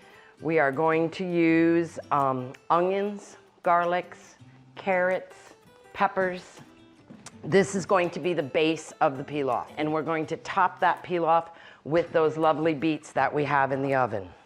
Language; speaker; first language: English; native; English